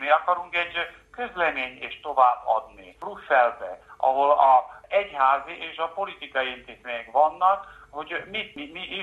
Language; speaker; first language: Hungarian; non-native, fluent; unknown